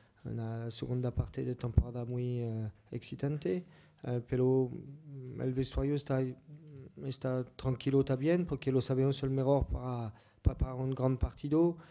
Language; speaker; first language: Spanish; non-native, fluent; French